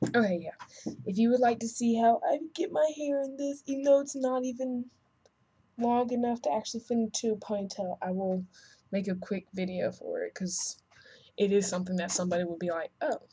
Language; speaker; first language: English; native; English